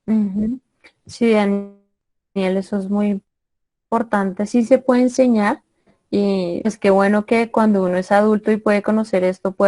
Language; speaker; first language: Spanish; native; Spanish